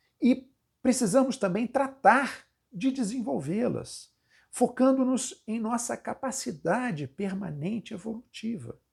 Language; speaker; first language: Portuguese; native; Portuguese